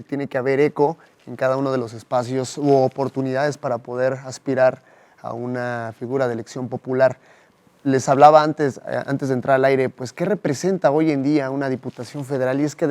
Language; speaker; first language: Spanish; native; Spanish